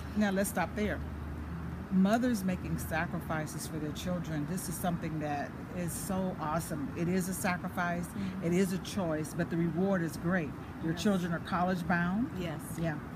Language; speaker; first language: English; native; English